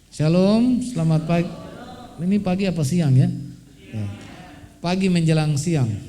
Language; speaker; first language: Indonesian; native; Indonesian